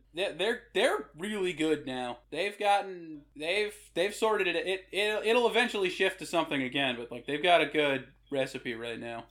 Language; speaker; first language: English; native; English